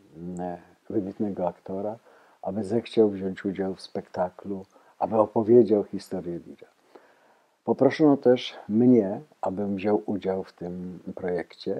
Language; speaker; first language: Polish; native; Polish